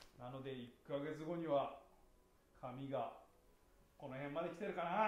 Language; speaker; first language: Japanese; native; Japanese